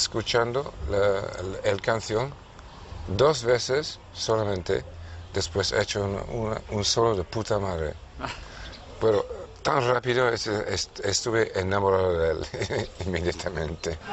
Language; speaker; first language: Spanish; non-native, fluent; English